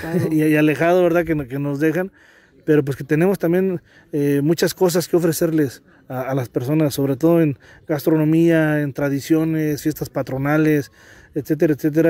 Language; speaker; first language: Spanish; native; Spanish